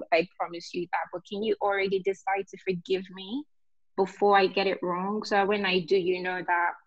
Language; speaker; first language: English; non-native, local second language; Yoruba